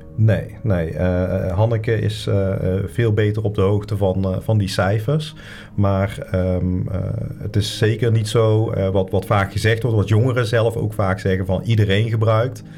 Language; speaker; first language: Dutch; native; Dutch